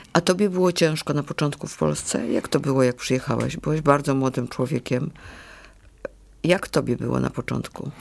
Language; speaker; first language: Polish; native; Polish